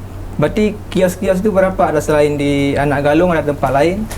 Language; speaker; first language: Indonesian; native; Indonesian